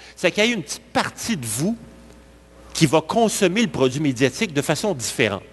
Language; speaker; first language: French; native; French